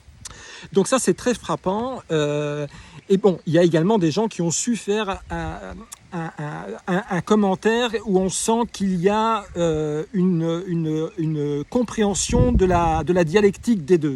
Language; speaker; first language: French; native; French